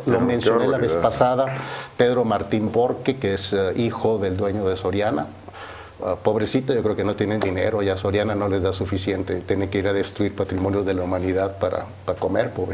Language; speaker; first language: Spanish; native; Spanish